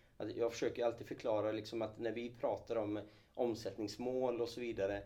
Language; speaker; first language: Swedish; early bilingual, other home language; Kurdish